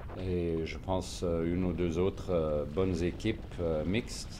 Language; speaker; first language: French; non-native, fluent; Swedish